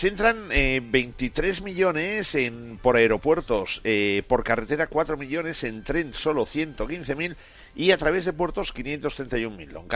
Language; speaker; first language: Spanish; native; Spanish